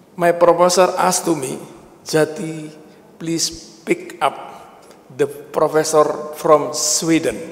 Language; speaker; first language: English; non-native, learner; Indonesian